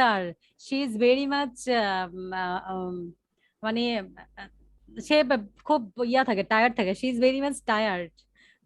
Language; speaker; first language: English; non-native, learner; Bangla